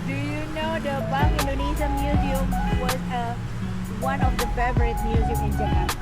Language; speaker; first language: English; non-native, learner; Indonesian